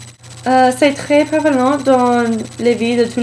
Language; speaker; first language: French; non-native, learner; English